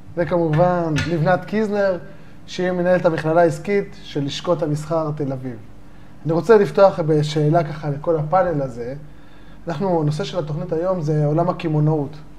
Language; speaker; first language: Hebrew; native; Hebrew